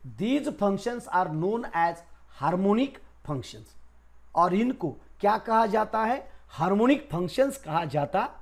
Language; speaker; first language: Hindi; non-native, local second language; Marathi